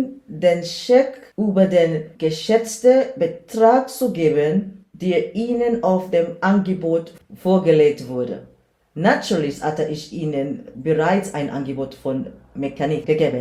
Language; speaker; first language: German; non-native, learner; English